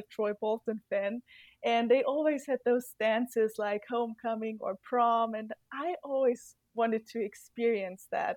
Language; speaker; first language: English; non-native, fluent; German